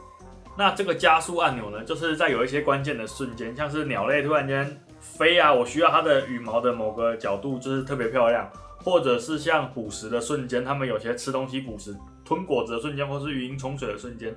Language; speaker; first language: Chinese; native; Chinese